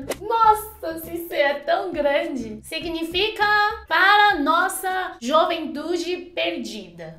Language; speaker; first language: Portuguese; non-native, fluent; Chinese